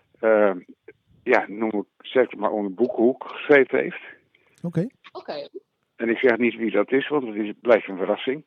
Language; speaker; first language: Dutch; native; Dutch